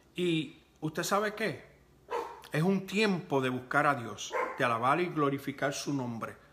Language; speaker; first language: Spanish; early bilingual, heritage; Spanish